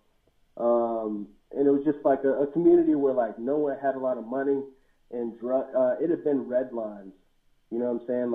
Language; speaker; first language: English; native; English